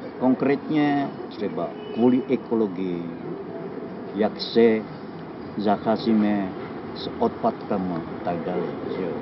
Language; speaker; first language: Czech; non-native, fluent; Indonesian